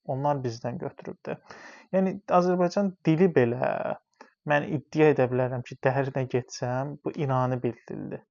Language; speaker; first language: Azerbaijani; non-native, local second language; Talysh